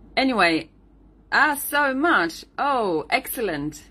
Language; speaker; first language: English; non-native, learner; Bulgarian